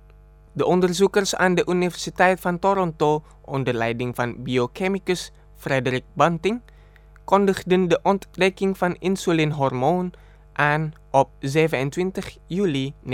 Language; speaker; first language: Dutch; non-native, fluent; Indonesian